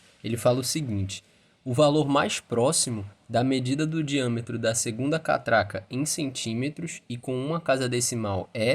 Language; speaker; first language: Portuguese; native; Portuguese